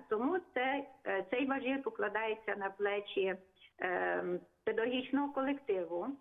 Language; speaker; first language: Ukrainian; non-native, local second language; Hungarian